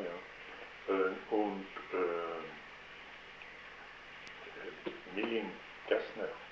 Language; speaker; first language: German; non-native, learner; French